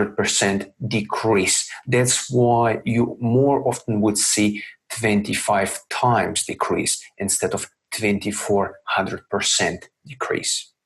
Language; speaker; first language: English; non-native, fluent; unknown